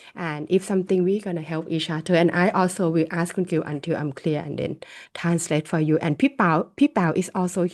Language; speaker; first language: English; non-native, fluent; Thai